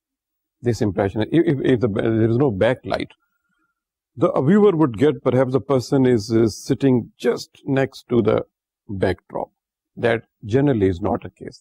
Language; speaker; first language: English; non-native, local second language; Urdu